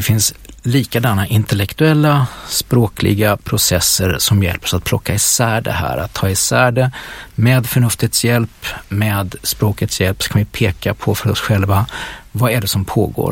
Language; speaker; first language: Swedish; native; Swedish